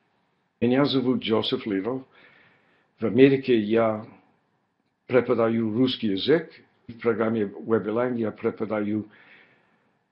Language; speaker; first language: Russian; non-native, fluent; English